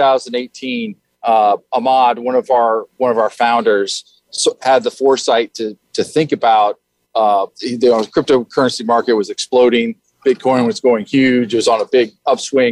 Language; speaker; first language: English; native; English